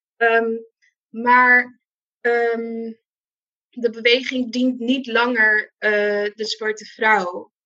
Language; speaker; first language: Dutch; non-native, local second language; Papiamento